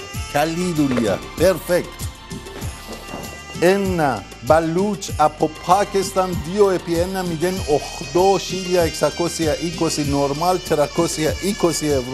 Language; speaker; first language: Greek; non-native, fluent; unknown